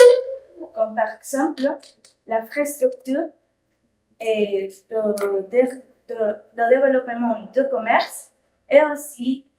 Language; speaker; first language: French; non-native, learner; Spanish